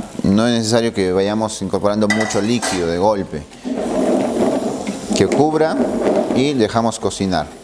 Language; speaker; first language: Spanish; native; Spanish